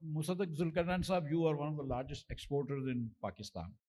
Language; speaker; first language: English; non-native, local second language; Urdu